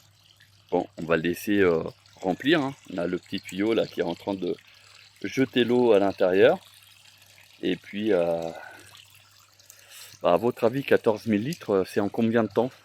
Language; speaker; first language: French; native; French